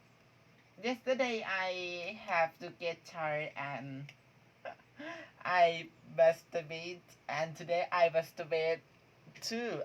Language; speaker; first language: English; non-native, learner; Thai